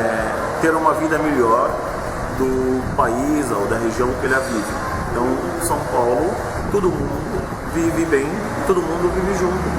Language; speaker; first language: Portuguese; non-native, fluent; Arabic